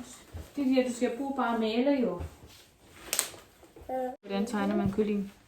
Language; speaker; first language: Danish; non-native, learner; Thai